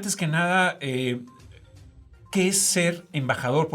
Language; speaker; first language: Spanish; native; Spanish